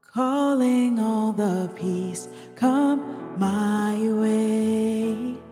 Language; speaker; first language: English; native; English